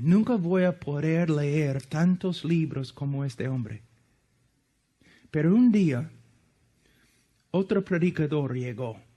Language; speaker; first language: Spanish; non-native, fluent; English